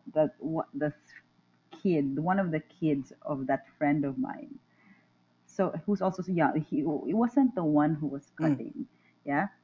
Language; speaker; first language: English; non-native, local second language; Filipino